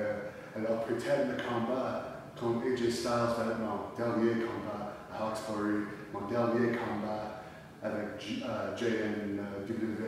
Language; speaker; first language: French; non-native, learner; English